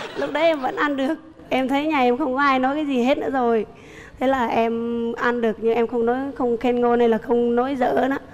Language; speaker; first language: Vietnamese; native; Vietnamese